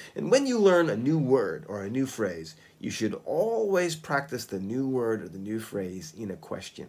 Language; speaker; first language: English; native; English